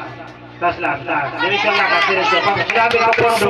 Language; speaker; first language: Filipino; non-native, local second language; Bikol